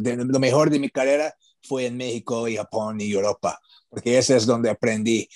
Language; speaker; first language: Spanish; non-native, learner; English